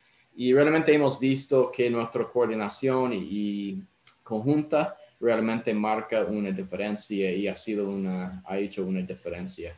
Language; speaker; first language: Spanish; non-native, fluent; English